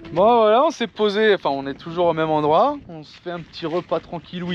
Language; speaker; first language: French; native; French